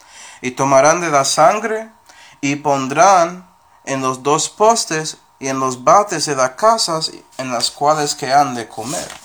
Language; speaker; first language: Spanish; non-native, fluent; English